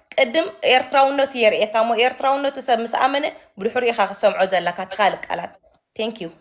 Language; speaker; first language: Tigrinya; native; Tigrinya